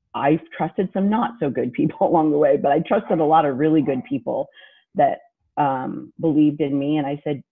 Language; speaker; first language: English; native; English